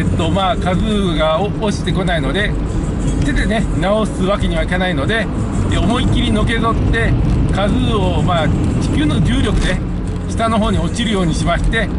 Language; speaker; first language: Japanese; native; Japanese